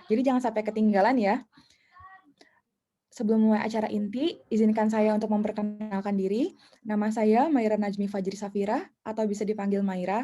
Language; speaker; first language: Indonesian; native; Indonesian